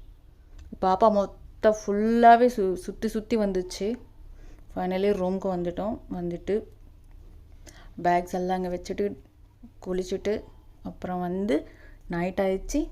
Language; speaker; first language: Tamil; non-native, local second language; Telugu